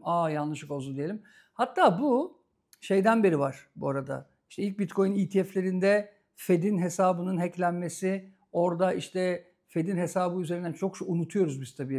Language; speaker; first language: Turkish; native; Turkish